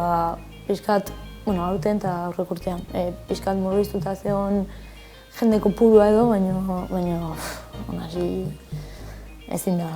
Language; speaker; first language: Basque; non-native, local second language; Spanish